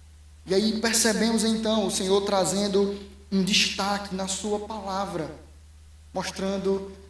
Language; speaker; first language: Portuguese; native; Portuguese